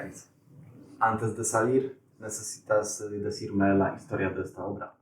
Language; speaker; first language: Spanish; non-native, fluent; Polish